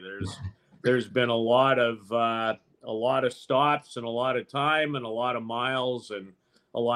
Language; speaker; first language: English; native; English